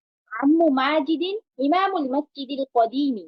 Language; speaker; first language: Arabic; non-native, learner; Bangla